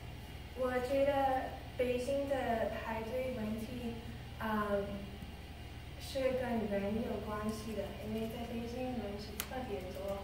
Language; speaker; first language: Chinese; non-native, learner; English